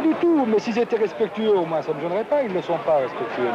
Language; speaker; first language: French; native; French